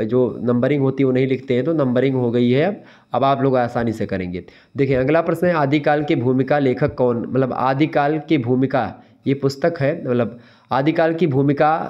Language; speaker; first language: Hindi; native; Hindi